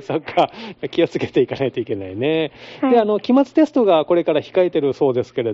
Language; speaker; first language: Japanese; native; Japanese